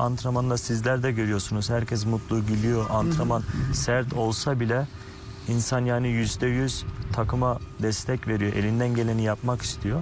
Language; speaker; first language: Turkish; early bilingual, heritage; Turkish